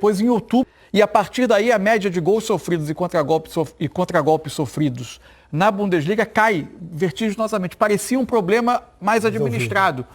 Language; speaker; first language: Portuguese; native; Portuguese